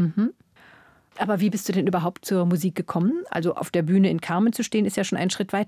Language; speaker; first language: German; native; German